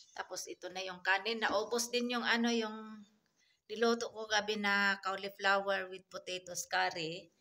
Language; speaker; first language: Filipino; non-native, local second language; Iloko